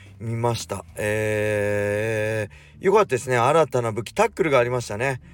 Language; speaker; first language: Japanese; native; Japanese